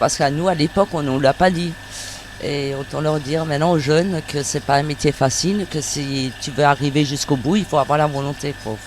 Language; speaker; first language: French; native; French